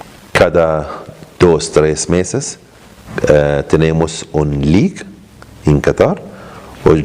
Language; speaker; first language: Spanish; non-native, learner; Arabic